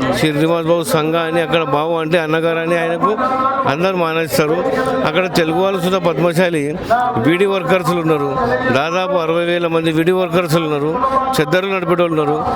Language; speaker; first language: Telugu; native; Telugu